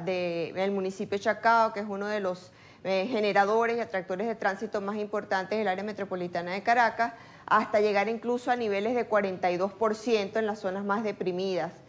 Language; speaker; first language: Spanish; native; Spanish